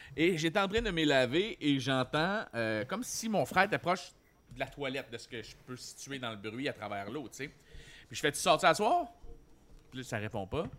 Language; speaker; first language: French; native; French